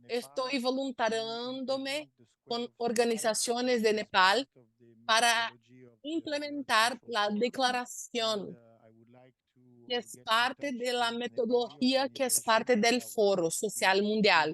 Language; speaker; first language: Spanish; non-native, fluent; Portuguese